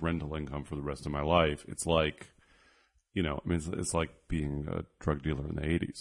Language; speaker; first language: English; native; English